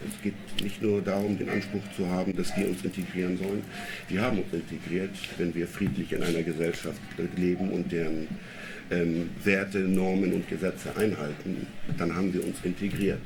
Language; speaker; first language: German; native; German